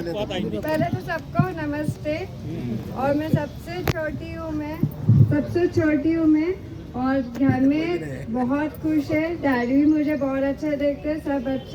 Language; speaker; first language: Hindi; non-native, local second language; Telugu